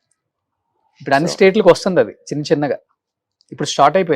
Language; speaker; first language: Telugu; native; Telugu